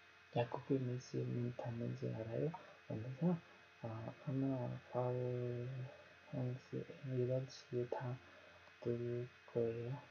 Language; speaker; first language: Korean; non-native, learner; Nepali